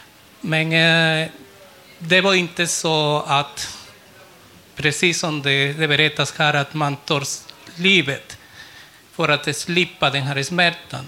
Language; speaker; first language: Swedish; non-native, fluent; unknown